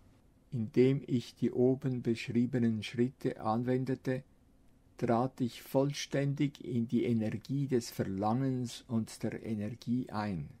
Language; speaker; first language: German; non-native, fluent; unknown